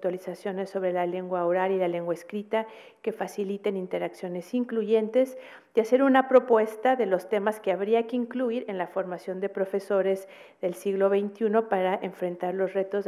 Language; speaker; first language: Spanish; native; Spanish